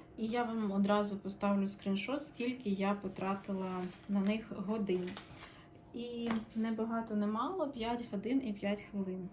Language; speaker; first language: Ukrainian; non-native, local second language; Russian